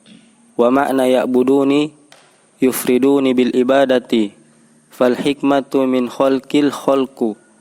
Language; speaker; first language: Arabic; non-native, learner; Indonesian